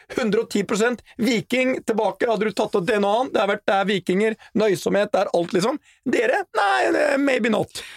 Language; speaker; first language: Norwegian; native; Norwegian